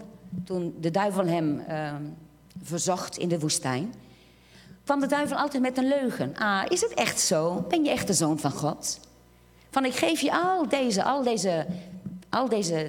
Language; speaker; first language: Dutch; non-native, fluent; Portuguese